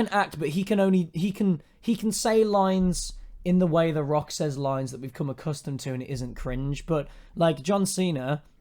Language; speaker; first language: English; native; English